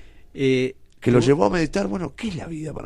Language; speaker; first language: Spanish; native; Spanish